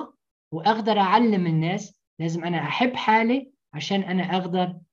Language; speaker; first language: Arabic; early bilingual, heritage; Arabic